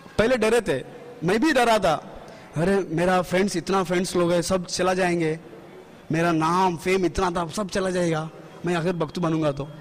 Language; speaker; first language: Hindi; non-native, local second language; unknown